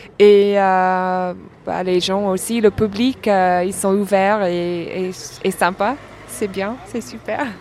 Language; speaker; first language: French; non-native, fluent; English